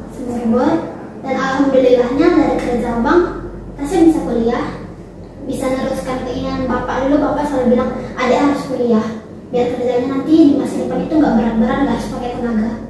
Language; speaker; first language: Indonesian; native; Indonesian